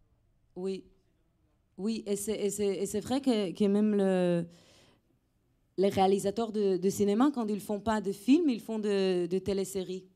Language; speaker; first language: French; non-native, fluent; Hebrew